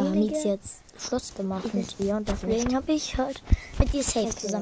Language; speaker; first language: German; native; German